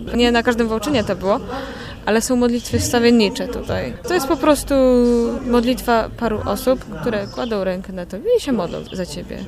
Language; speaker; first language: Polish; native; Polish